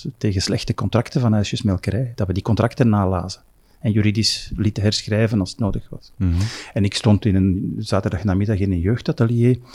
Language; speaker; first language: Dutch; native; Dutch